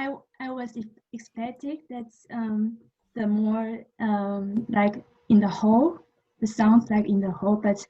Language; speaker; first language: English; non-native, learner; Chinese